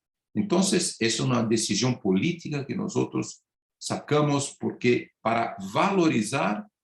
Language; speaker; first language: Spanish; non-native, fluent; Portuguese